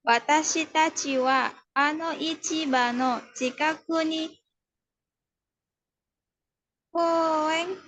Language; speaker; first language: Japanese; non-native, learner; Indonesian